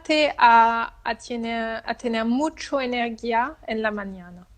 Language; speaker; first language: Spanish; non-native, learner; French